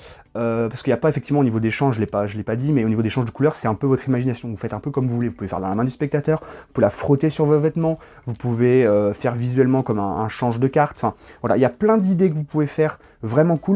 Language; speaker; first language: French; native; French